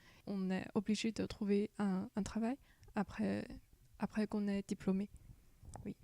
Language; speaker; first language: French; non-native, fluent; Chinese